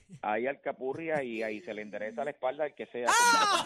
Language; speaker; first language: Spanish; native; Spanish